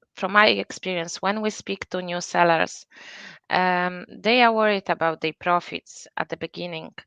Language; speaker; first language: English; non-native, fluent; Polish